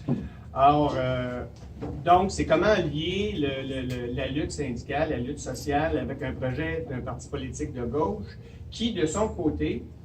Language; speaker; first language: French; native; French